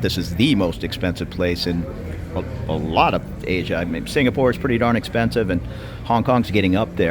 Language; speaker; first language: English; native; English